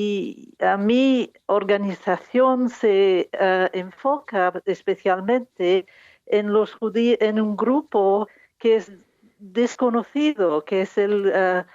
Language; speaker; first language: Spanish; non-native, fluent; English